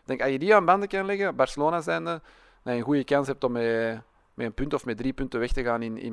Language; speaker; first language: Dutch; native; Dutch